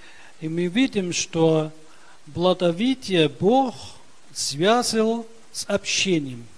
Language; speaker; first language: Russian; early bilingual, heritage; Russian